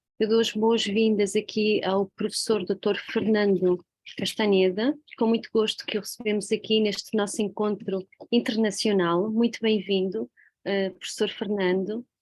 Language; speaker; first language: Portuguese; native; Portuguese